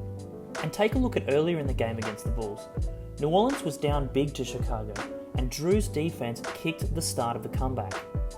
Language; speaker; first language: English; native; English